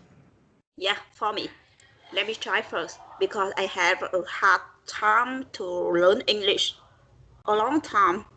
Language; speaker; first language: English; non-native, learner; Vietnamese